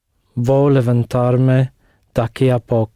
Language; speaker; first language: Portuguese; non-native, learner; English